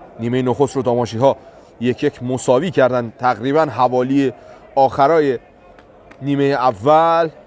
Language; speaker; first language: Persian; native; Persian